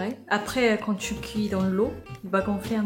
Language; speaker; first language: French; non-native, learner; Japanese